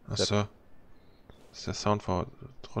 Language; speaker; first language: German; native; German